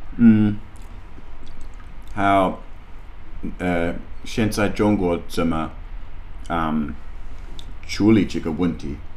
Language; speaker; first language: Chinese; non-native, learner; English